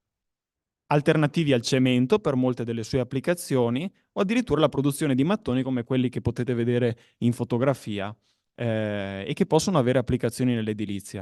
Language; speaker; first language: Italian; native; Italian